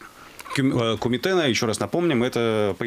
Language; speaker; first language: Russian; native; Russian